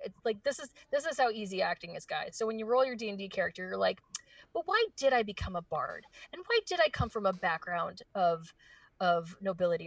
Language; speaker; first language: English; early bilingual, other home language; Spanish